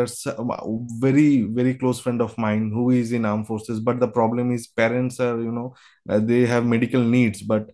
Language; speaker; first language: English; non-native, local second language; Bangla